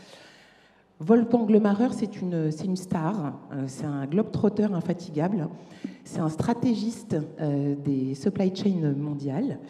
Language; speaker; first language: French; native; French